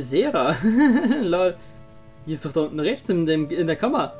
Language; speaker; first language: German; native; German